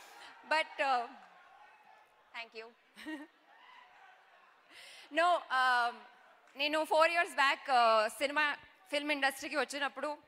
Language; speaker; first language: Telugu; non-native, learner; Kannada